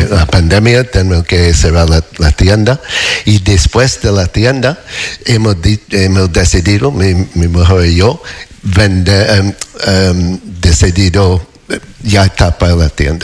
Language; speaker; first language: Spanish; non-native, learner; English